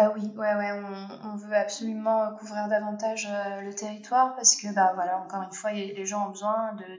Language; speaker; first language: French; native; French